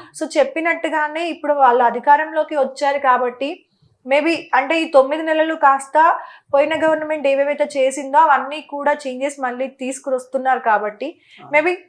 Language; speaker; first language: Telugu; native; Telugu